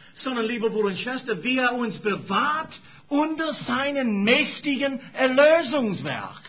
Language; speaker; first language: German; non-native, fluent; English